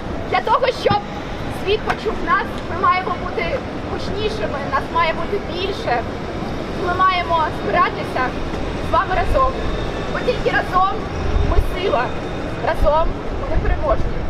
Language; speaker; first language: Ukrainian; native; Ukrainian